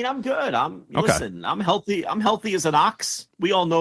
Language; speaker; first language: English; native; English